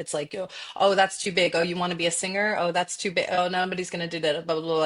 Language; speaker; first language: English; native; English